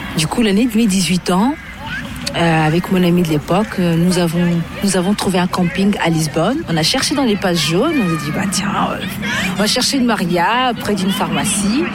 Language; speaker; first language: French; early bilingual, other home language; Portuguese